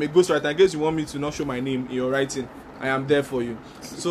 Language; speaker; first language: English; non-native, local second language; Yoruba